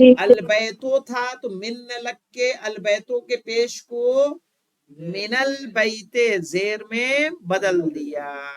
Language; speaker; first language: Urdu; native; Urdu